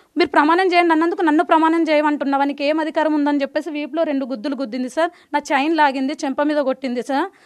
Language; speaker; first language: Telugu; native; Telugu